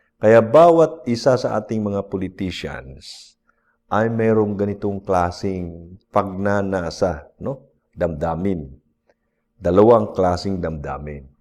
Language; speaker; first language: Filipino; non-native, local second language; Cebuano